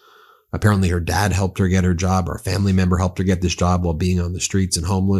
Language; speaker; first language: English; native; English